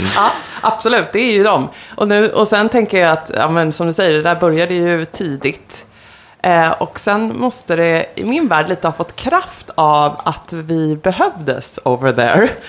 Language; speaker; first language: Swedish; native; Swedish